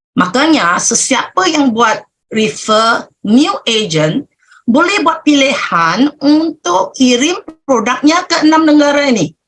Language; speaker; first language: Malay; non-native, local second language; Chinese